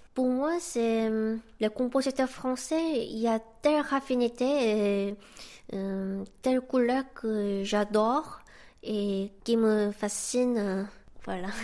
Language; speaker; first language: French; non-native, fluent; Korean